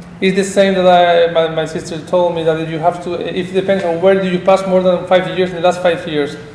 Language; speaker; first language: English; non-native, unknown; Spanish